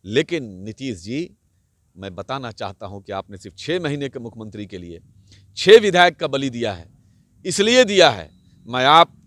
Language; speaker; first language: Hindi; native; Hindi